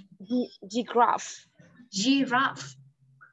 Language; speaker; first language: English; non-native, fluent; Vietnamese